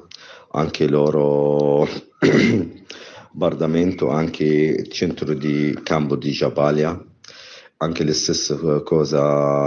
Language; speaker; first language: Italian; non-native, learner; Arabic